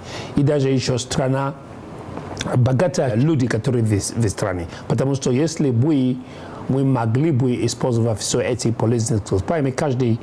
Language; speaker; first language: Russian; non-native, learner; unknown